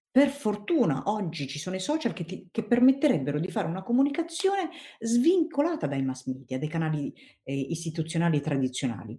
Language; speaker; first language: Italian; non-native, fluent; Tigrinya